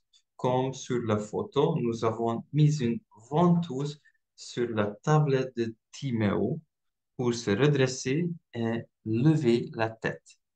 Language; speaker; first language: French; non-native, fluent; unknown